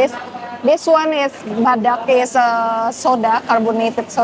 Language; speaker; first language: English; non-native, fluent; Indonesian